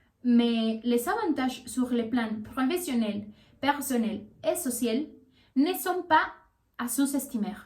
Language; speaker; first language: French; non-native, learner; Spanish